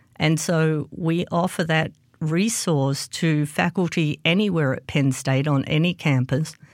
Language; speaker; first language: English; native; English